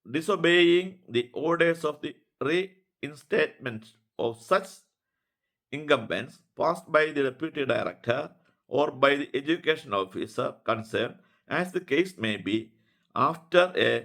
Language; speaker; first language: English; non-native, local second language; Malayalam